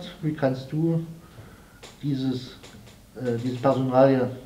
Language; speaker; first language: German; native; German